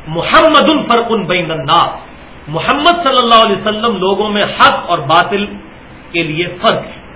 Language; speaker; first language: Urdu; non-native, local second language; Punjabi